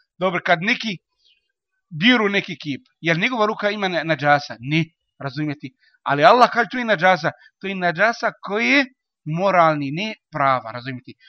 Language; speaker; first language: Bosnian; non-native, learner; Arabic